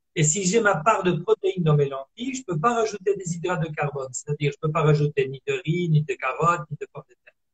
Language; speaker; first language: French; non-native, fluent; Italian